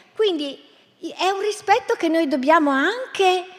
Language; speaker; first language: Italian; native; Italian